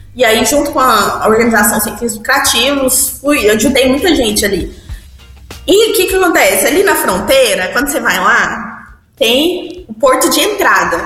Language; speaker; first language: Portuguese; early bilingual, heritage; Portuguese